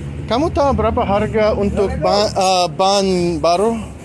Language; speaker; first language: Indonesian; non-native, learner; English